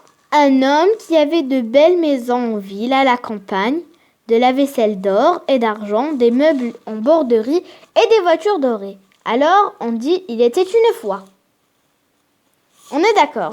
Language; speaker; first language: French; non-native, local second language; Arabic